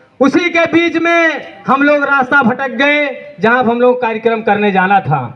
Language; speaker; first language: Hindi; native; Hindi